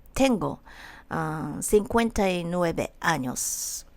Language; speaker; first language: Spanish; non-native, learner; Japanese